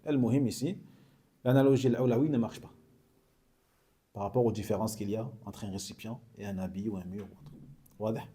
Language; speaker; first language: French; native; French